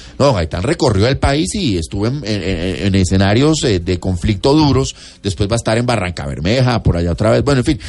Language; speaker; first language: Spanish; native; Spanish